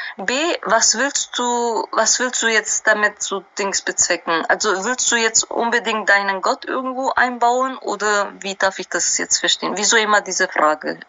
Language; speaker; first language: German; early bilingual, other home language; Albanian